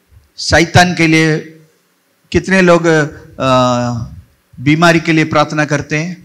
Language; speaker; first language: Hindi; non-native, local second language; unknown